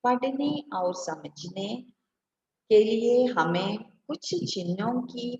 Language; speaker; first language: Hindi; non-native, local second language; Malayalam